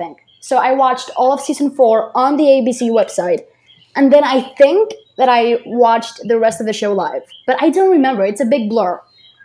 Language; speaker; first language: English; non-native, fluent; Spanish